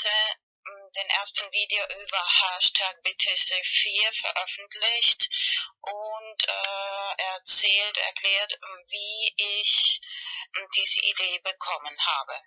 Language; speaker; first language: German; non-native, fluent; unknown